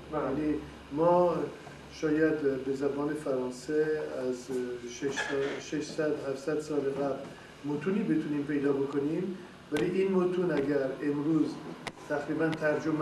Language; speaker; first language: Persian; non-native, fluent; French